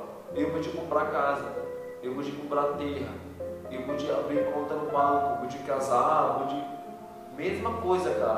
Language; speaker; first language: Portuguese; non-native, learner; Arabic